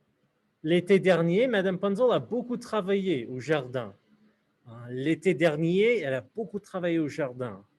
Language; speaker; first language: French; non-native, fluent; English